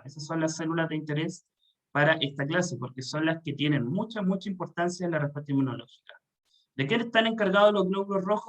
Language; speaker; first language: Spanish; native; Spanish